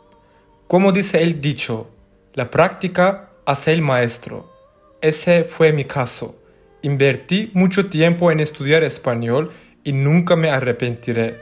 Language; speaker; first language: Spanish; non-native, fluent; Turkish